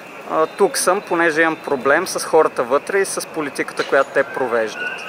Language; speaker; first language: Bulgarian; native; Bulgarian